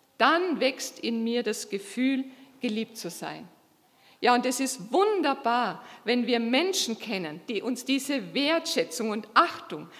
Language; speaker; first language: German; native; German